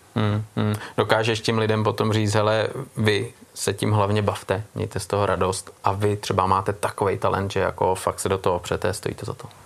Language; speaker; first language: Czech; native; Czech